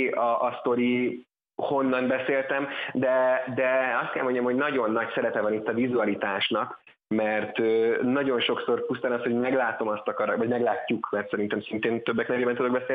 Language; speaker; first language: Hungarian; native; Hungarian